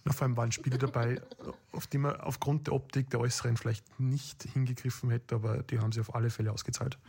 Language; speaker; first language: German; native; German